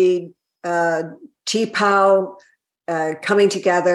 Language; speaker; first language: English; native; English